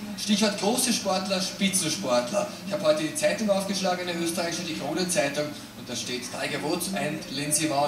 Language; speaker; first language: German; native; German